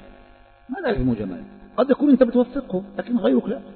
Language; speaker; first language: Arabic; native; Arabic